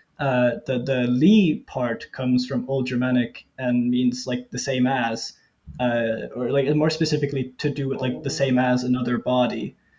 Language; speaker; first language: English; non-native, fluent; Norwegian